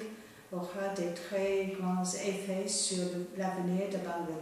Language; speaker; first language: French; non-native, fluent; Bangla